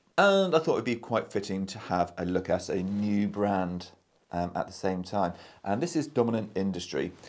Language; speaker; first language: English; native; English